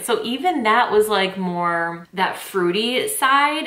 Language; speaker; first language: English; native; English